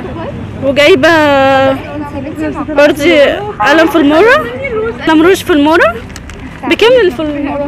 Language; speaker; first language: Arabic; native; Arabic